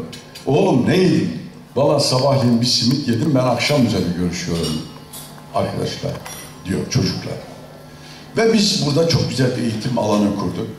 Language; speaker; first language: Turkish; native; Turkish